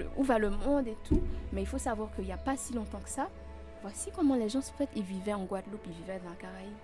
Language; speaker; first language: French; non-native, local second language; Haitian Creole